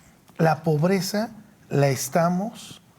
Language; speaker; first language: Spanish; native; Spanish